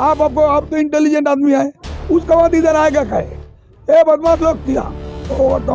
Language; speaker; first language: Hindi; non-native, local second language; Bangla